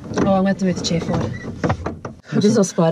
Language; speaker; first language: English; native; English